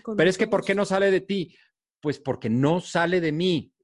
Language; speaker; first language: Spanish; native; Spanish